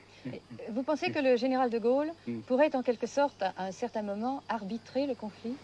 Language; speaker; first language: French; native; French